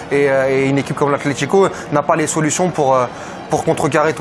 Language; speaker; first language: French; native; French